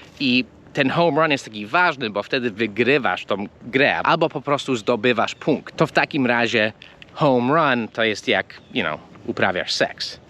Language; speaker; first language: Polish; non-native, fluent; English